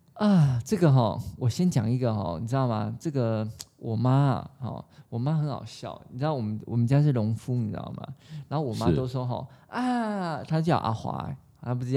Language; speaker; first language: Chinese; native; Chinese